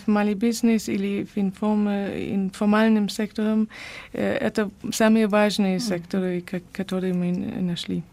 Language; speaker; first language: Russian; non-native, fluent; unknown